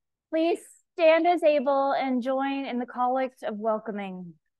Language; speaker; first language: English; native; English